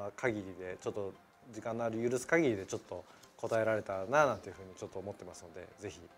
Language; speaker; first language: Japanese; native; Japanese